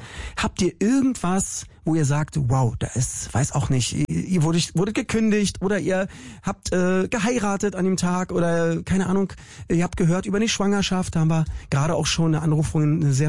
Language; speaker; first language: German; native; German